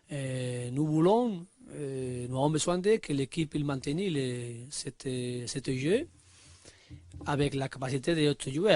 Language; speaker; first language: French; non-native, learner; Spanish